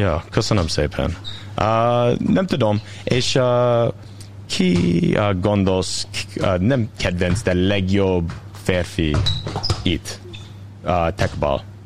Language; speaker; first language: Hungarian; non-native, learner; English